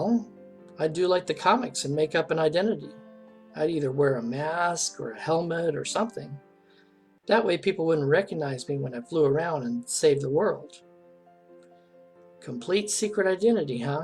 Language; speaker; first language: English; native; English